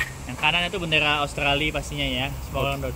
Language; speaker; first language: Indonesian; native; Indonesian